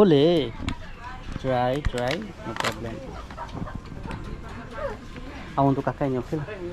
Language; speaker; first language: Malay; non-native, learner; Bangla